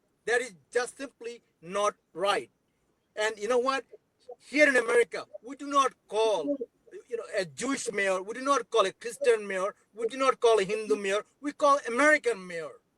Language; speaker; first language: English; non-native, local second language; Bangla